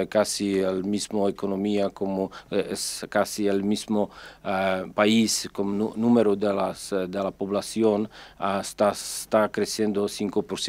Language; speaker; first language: Spanish; non-native, fluent; Czech